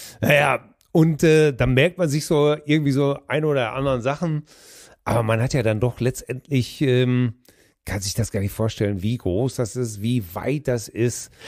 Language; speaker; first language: German; native; German